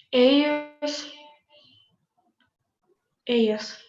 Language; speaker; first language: Spanish; non-native, learner; Russian